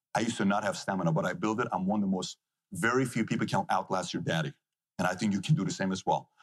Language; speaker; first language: English; non-native, fluent; Persian